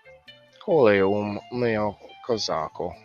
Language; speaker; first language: Portuguese; non-native, learner; English